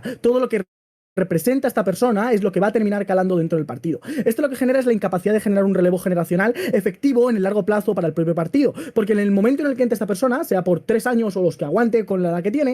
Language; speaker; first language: Spanish; native; Spanish